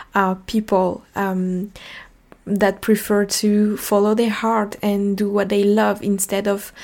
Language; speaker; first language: English; non-native, fluent; French